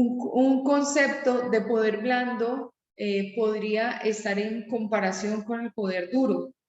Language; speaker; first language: Spanish; native; Spanish